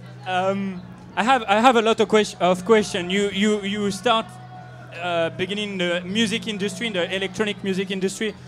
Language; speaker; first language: English; non-native, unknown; French